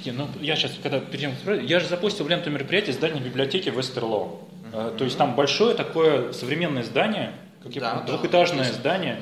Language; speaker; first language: Russian; native; Russian